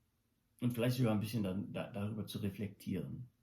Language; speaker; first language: German; non-native, local second language; English